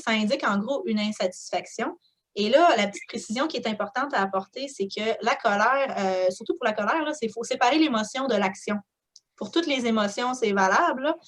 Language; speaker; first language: French; native; French